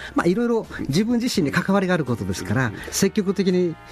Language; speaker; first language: Japanese; native; Japanese